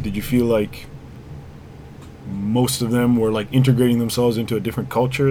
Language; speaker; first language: English; native; English